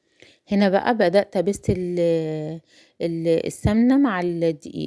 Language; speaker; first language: Arabic; native; Arabic